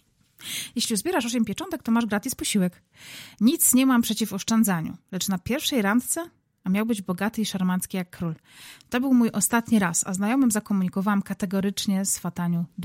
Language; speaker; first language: Polish; native; Polish